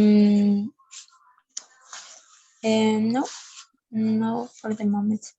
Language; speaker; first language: English; non-native, learner; Spanish